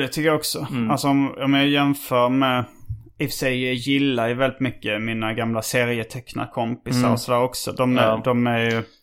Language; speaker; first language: Swedish; native; Swedish